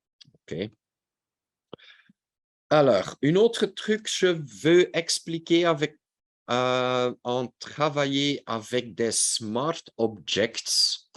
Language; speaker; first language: French; non-native, local second language; Dutch